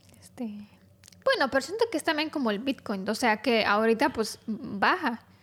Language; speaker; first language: Spanish; non-native, fluent; Romanian